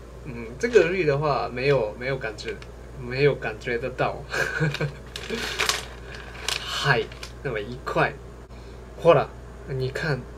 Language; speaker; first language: Chinese; non-native, fluent; Japanese